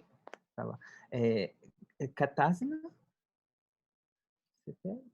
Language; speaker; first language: French; non-native, fluent; Portuguese